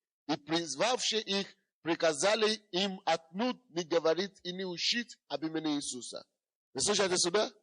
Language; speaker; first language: Russian; non-native, fluent; Yoruba